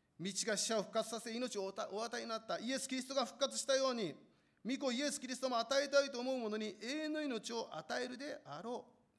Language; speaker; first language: Japanese; non-native, fluent; Korean